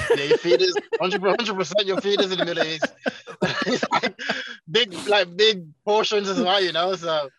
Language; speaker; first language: English; non-native, local second language; Jamaican Creole English